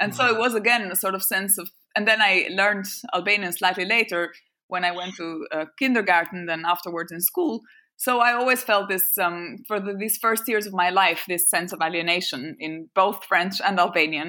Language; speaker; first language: English; non-native, fluent; French